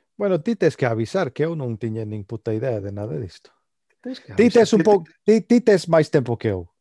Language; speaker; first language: Galician; native; Galician